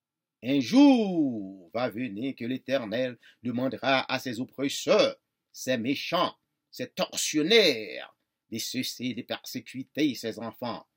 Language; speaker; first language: French; non-native, local second language; Haitian Creole